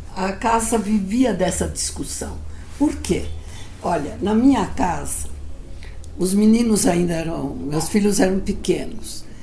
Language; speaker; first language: Portuguese; early bilingual, other home language; Yiddish